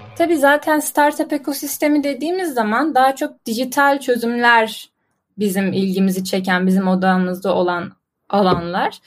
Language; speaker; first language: Turkish; native; Turkish